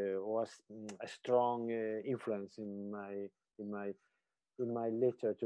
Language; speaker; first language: English; non-native, learner; Spanish